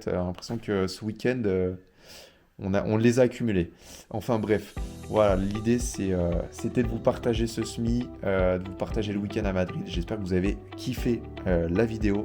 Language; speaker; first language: French; native; French